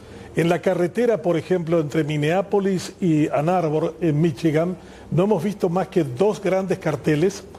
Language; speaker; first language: Spanish; native; Spanish